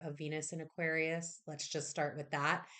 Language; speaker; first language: English; native; English